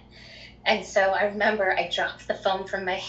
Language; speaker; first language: English; native; English